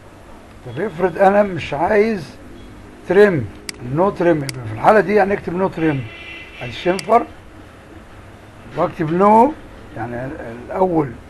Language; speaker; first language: Arabic; native; Arabic